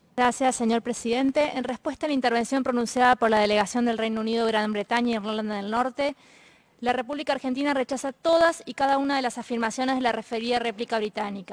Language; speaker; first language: Spanish; native; Spanish